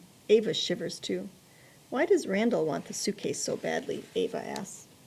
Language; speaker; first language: English; native; English